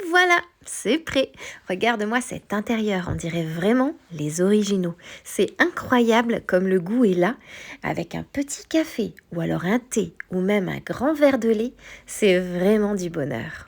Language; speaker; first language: French; native; French